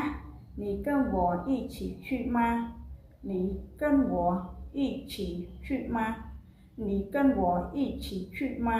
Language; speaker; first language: Chinese; non-native, fluent; Khmer